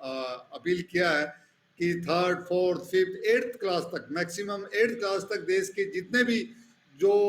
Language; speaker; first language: Hindi; native; Hindi